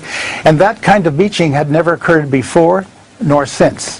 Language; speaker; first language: English; native; English